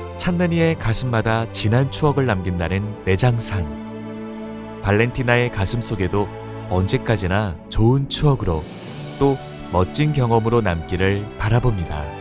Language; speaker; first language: Korean; native; Korean